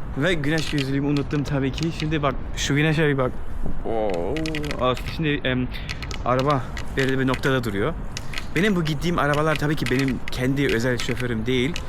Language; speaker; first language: Turkish; early bilingual, heritage; Turkish